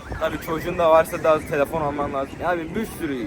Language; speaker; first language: Turkish; early bilingual, heritage; Turkish